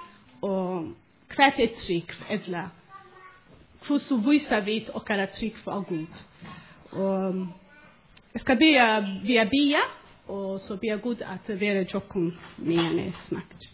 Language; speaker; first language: Norwegian; non-native, learner; Faroese